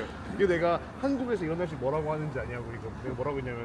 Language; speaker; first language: Korean; native; Korean